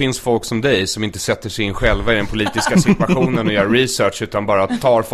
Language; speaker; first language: Swedish; native; Swedish